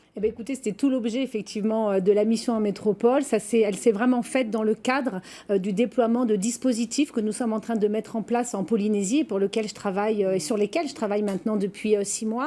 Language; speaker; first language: French; native; French